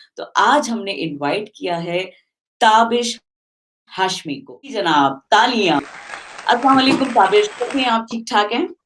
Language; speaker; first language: Urdu; native; Urdu